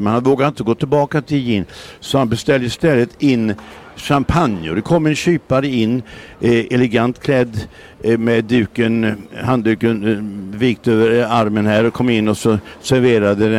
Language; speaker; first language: Swedish; native; Swedish